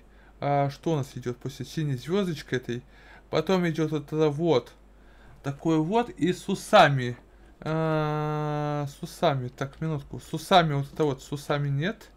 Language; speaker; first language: Russian; native; Russian